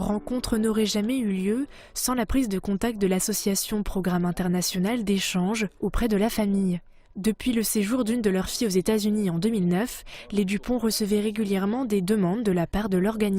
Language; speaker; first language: French; native; French